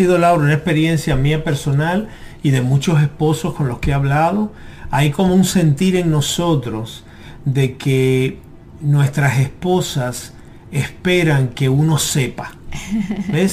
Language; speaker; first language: Spanish; native; Spanish